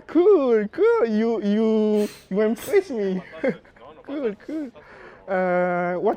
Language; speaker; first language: English; non-native, learner; French